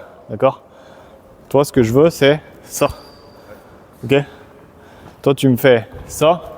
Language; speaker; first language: French; native; French